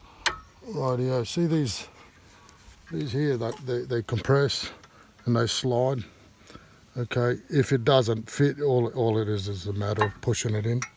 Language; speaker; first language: English; native; English